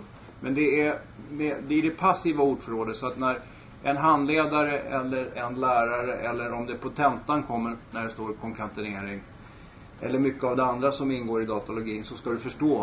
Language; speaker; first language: Swedish; native; Swedish